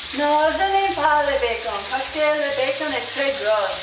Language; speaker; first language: French; non-native, learner; English